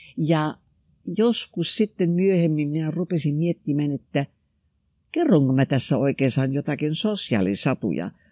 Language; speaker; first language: Finnish; non-native, local second language; Swedish